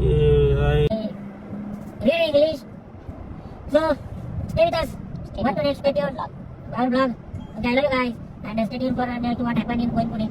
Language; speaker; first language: English; non-native, learner; Marathi